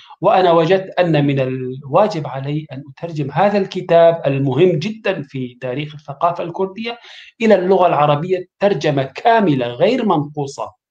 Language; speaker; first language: Arabic; non-native, local second language; Kurdish